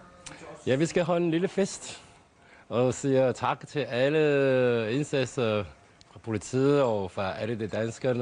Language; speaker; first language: Danish; non-native, fluent; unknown